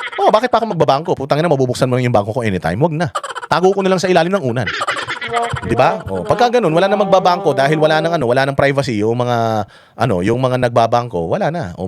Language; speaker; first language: Filipino; non-native, local second language; Iloko